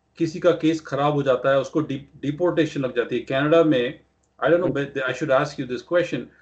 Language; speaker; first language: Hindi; non-native, local second language; Punjabi